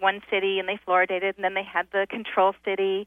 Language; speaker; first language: English; native; English